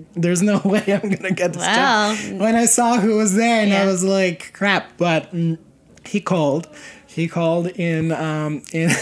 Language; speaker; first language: English; non-native, fluent; Serbian